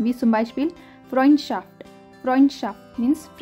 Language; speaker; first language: German; non-native, learner; Hindi